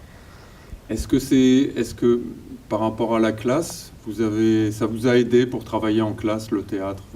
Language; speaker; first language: French; native; French